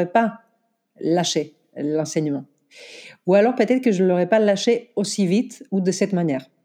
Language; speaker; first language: French; non-native, fluent; Greek